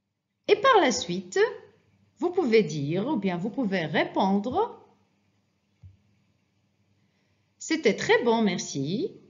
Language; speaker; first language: French; non-native, fluent; Arabic